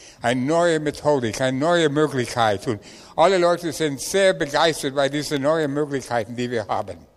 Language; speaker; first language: German; non-native, learner; English